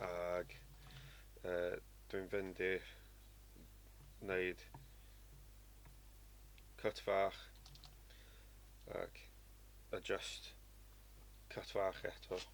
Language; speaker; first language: Welsh; non-native, learner; English